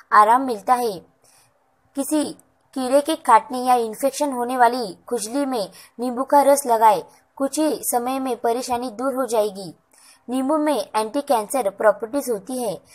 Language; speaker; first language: Hindi; non-native, local second language; Marathi